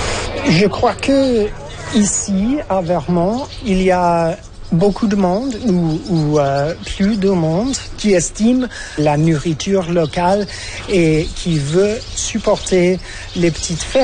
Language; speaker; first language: French; non-native, fluent; English